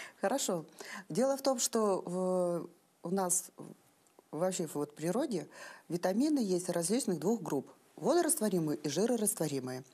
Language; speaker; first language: Russian; native; Russian